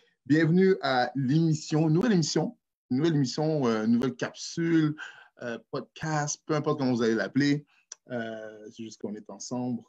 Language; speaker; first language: French; native; French